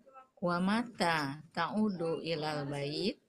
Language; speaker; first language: Arabic; non-native, learner; Indonesian